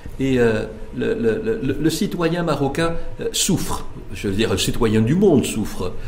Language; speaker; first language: French; non-native, local second language; Arabic